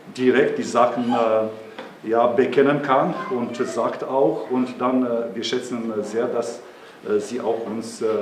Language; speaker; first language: German; non-native, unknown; Romanian